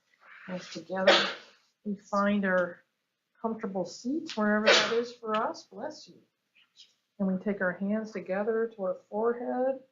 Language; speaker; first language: English; native; English